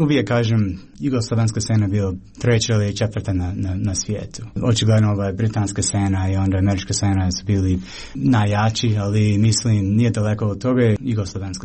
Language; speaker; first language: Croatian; non-native, fluent; English